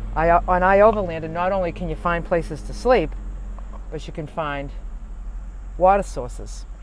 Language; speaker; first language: English; native; English